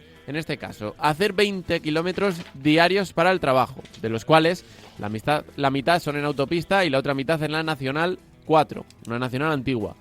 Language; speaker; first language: Spanish; native; Spanish